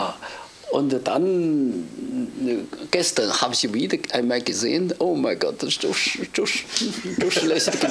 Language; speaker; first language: German; non-native, learner; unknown